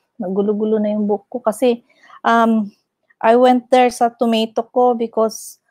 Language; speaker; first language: Filipino; non-native, local second language; Iloko